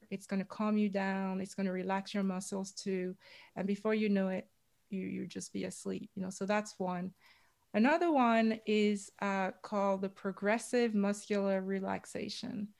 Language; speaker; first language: English; non-native, fluent; French